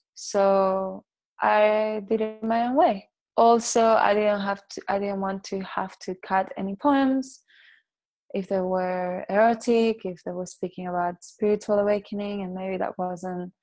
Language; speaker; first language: English; non-native, fluent; Catalan